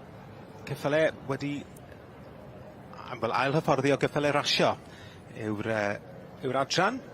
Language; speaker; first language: Welsh; native; Welsh